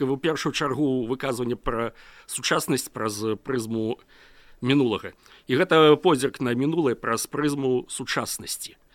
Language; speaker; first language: Belarusian; native; Belarusian